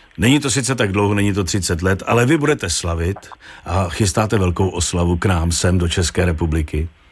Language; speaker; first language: Czech; native; Czech